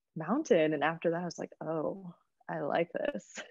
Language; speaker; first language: English; native; English